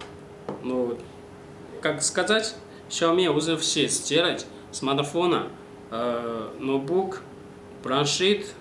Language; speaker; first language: Russian; non-native, learner; Chinese